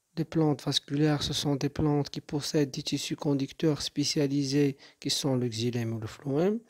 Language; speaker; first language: French; non-native, local second language; Arabic